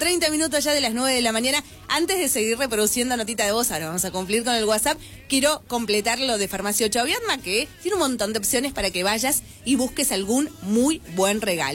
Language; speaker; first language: Spanish; native; Spanish